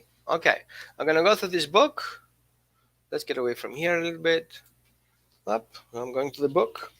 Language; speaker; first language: English; non-native, fluent; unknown